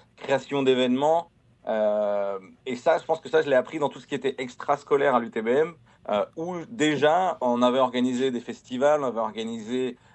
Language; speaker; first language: French; native; French